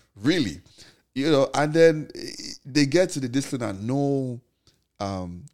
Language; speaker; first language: English; non-native, local second language; Igbo